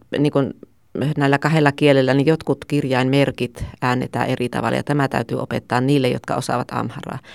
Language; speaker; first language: Finnish; native; Finnish